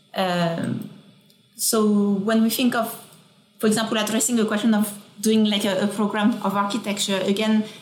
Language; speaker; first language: English; non-native, fluent; French